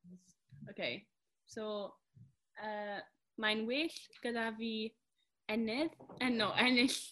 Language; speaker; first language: Welsh; non-native, learner; English